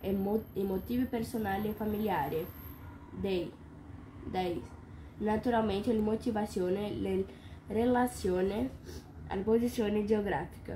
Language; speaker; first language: Italian; non-native, learner; Portuguese